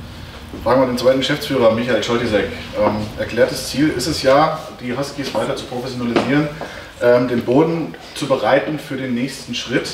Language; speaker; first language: German; native; German